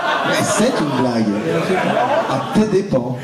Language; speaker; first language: French; native; French